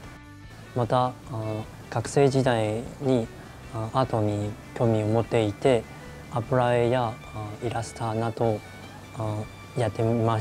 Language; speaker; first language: Japanese; non-native, fluent; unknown